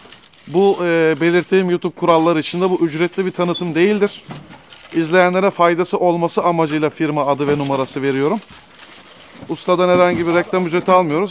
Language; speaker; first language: Turkish; native; Turkish